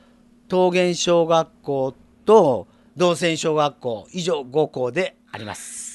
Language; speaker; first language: Japanese; native; Japanese